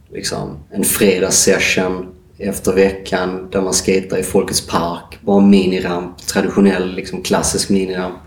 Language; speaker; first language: Swedish; native; Swedish